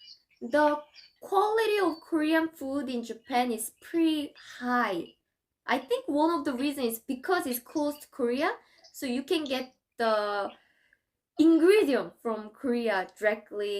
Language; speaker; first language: English; non-native, fluent; Korean